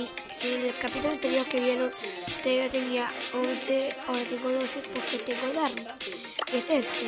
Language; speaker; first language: Spanish; native; Spanish